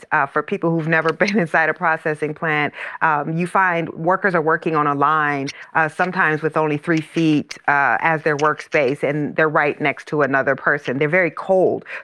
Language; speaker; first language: English; native; English